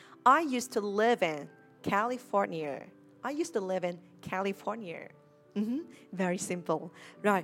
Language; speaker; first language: English; non-native, fluent; Vietnamese